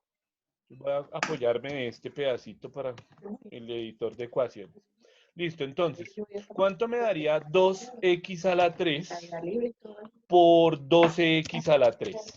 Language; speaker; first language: Spanish; native; Spanish